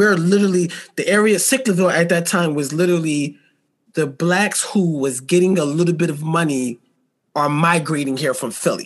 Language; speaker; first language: English; native; English